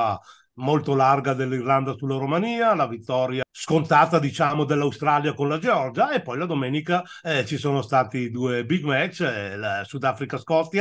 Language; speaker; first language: Italian; native; Italian